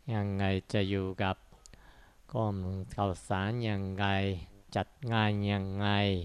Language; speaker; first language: Thai; non-native, fluent; Japanese